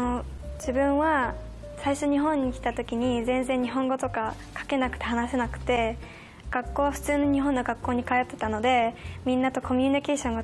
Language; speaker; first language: Japanese; non-native, fluent; English